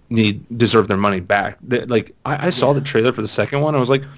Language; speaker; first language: English; native; English